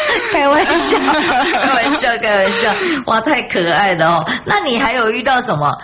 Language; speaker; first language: Chinese; native; Chinese